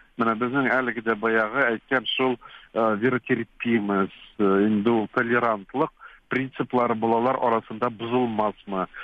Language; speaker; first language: Tatar; native; Tatar